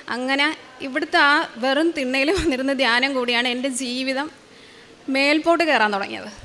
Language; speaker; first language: Malayalam; native; Malayalam